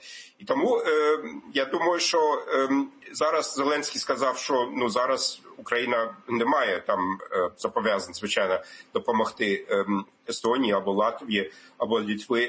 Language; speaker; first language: Ukrainian; non-native, fluent; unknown